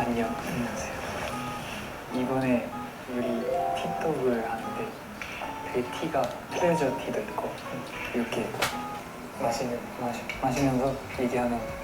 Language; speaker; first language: Korean; non-native, fluent; Japanese